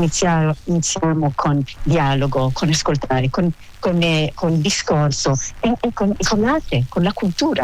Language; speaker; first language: Italian; non-native, learner; Hebrew